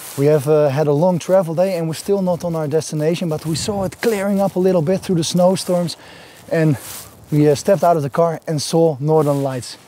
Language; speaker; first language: English; non-native, fluent; Dutch